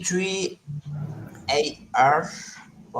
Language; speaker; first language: English; non-native, learner; Spanish